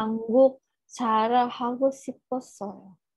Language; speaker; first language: Korean; non-native, learner; Indonesian